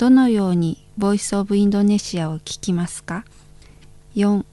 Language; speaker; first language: Japanese; non-native, fluent; Indonesian